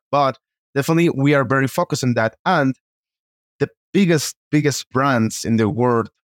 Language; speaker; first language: English; non-native, fluent; Spanish